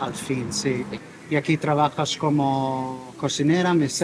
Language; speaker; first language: Spanish; non-native, learner; English